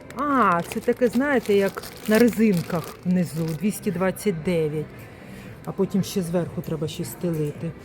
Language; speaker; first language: Ukrainian; non-native, local second language; Russian